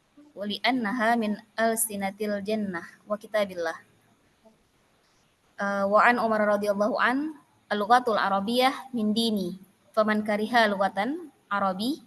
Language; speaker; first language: Arabic; non-native, learner; Indonesian